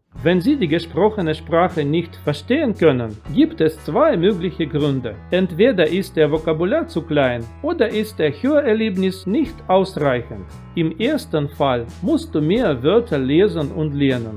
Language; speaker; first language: German; non-native, fluent; Russian